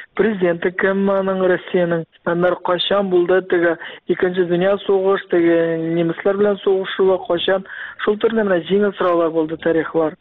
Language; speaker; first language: Tatar; early bilingual, heritage; Tatar